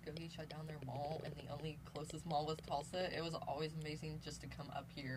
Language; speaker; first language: English; native; English